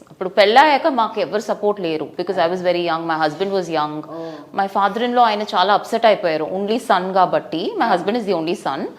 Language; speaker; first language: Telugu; non-native, fluent; Tamil